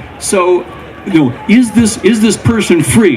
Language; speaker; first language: English; native; English